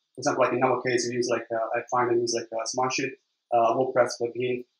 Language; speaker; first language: English; non-native, fluent; Italian